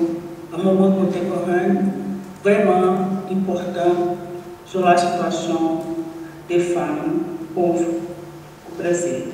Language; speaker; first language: French; non-native, learner; Portuguese